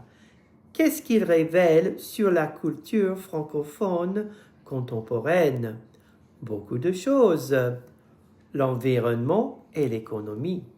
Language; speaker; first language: French; non-native, fluent; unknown